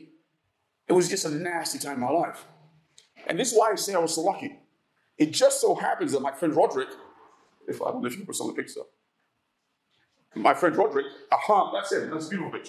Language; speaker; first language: English; non-native, local second language; Ganda